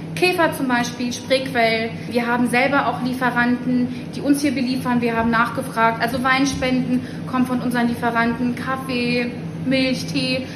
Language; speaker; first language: German; native; German